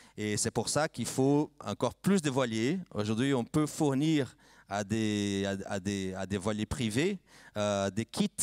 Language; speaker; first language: French; non-native, fluent; Portuguese